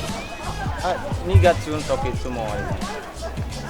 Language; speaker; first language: Japanese; non-native, learner; Indonesian